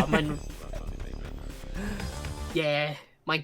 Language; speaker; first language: Welsh; non-native, local second language; English